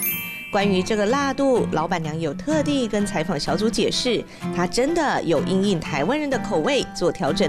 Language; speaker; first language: Chinese; native; Chinese